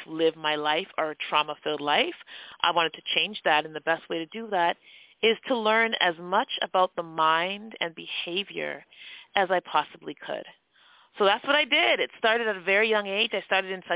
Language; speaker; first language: English; native; English